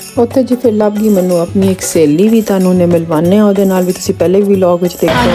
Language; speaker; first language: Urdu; non-native, local second language; Punjabi